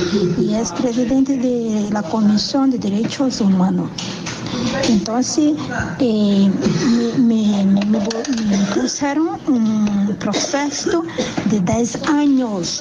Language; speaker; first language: Spanish; non-native, learner; Portuguese